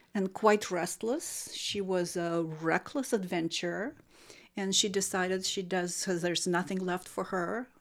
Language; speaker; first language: English; non-native, fluent; Russian